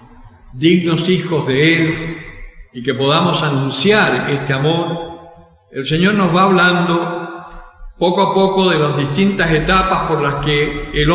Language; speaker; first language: Spanish; native; Spanish